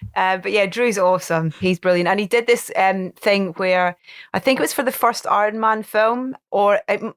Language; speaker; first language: English; native; English